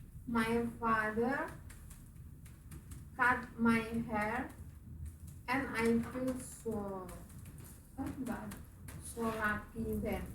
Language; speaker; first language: English; non-native, learner; Indonesian